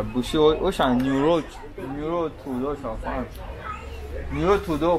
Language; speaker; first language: Chinese; non-native, learner; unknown